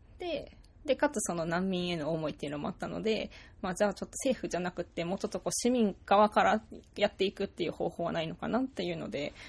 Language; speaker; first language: Japanese; native; Japanese